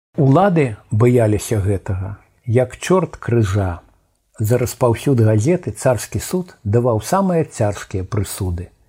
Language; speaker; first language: Belarusian; native; Belarusian